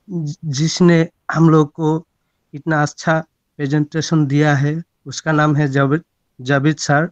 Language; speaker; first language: Hindi; non-native, local second language; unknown